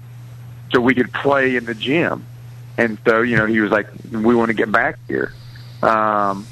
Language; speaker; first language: English; native; English